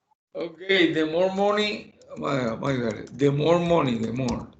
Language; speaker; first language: English; non-native, fluent; Spanish